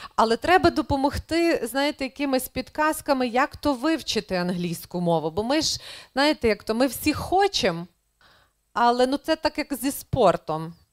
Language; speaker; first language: Ukrainian; native; Ukrainian